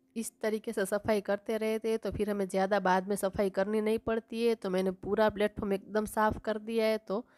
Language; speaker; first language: Hindi; non-native, local second language; Gujarati